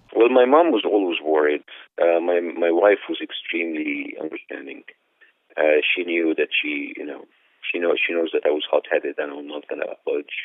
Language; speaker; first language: English; non-native, fluent; Arabic